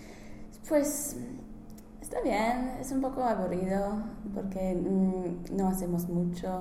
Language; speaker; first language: Spanish; non-native, learner; English